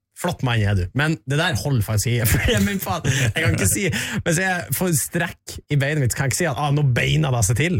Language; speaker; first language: Norwegian; native; Norwegian